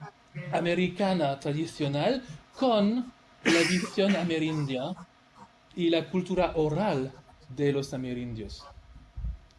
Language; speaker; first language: Spanish; non-native, fluent; French